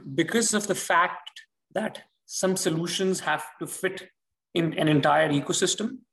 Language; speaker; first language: English; non-native, local second language; Hindi